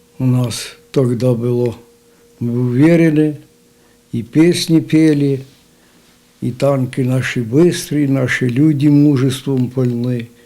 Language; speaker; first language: Russian; non-native, local second language; Ukrainian